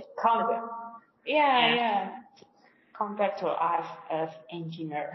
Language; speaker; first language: English; non-native, learner; Indonesian